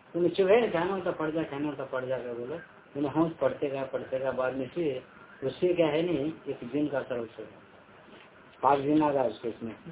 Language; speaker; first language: Urdu; native; Urdu